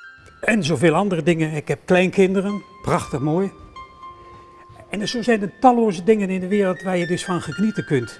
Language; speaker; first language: Dutch; native; Dutch